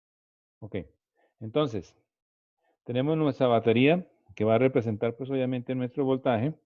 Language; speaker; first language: Spanish; native; Spanish